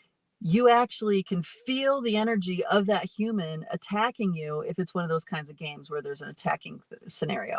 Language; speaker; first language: English; native; English